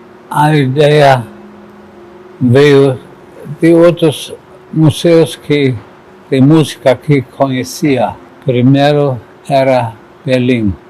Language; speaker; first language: Portuguese; non-native, fluent; German